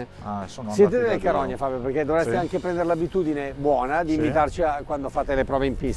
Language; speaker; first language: Italian; native; Italian